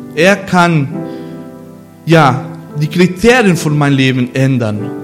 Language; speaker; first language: German; non-native, fluent; Portuguese